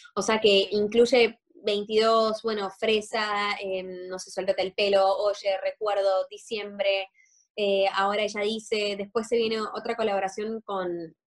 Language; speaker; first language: Spanish; native; Spanish